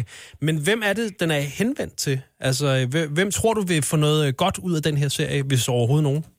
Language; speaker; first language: Danish; native; Danish